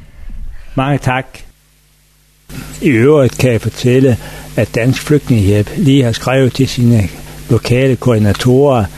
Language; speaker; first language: Danish; native; Danish